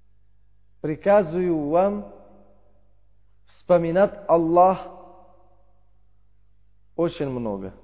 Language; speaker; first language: Russian; non-native, learner; Uzbek